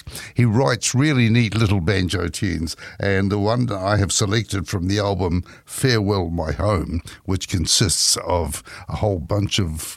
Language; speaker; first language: English; native; English